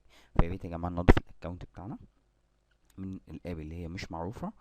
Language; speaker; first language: Arabic; native; Arabic